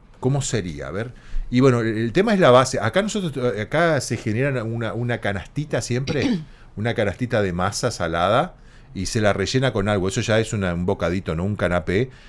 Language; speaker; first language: Spanish; native; Spanish